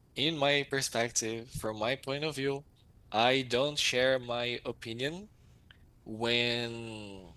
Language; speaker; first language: English; non-native, fluent; Portuguese